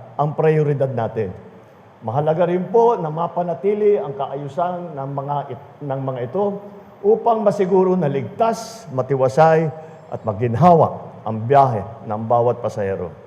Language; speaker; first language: Filipino; native; Filipino